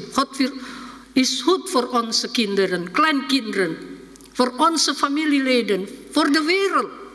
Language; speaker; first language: Dutch; non-native, fluent; Indonesian